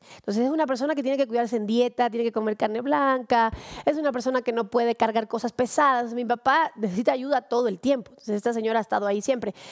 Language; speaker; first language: Spanish; native; Spanish